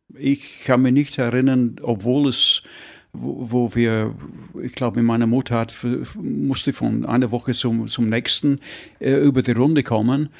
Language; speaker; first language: German; non-native, fluent; English